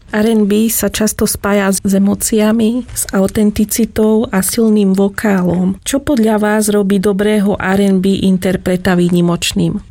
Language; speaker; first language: Slovak; native; Slovak